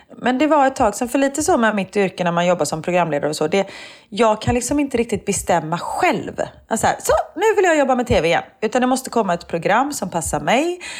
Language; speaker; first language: Swedish; native; Swedish